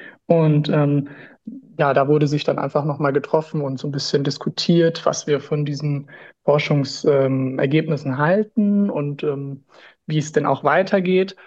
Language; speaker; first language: German; native; German